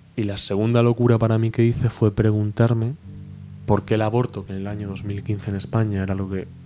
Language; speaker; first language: Spanish; native; Spanish